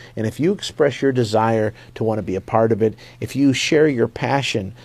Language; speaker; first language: English; native; English